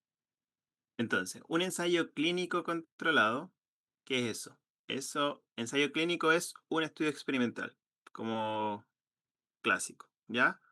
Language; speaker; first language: Spanish; native; Spanish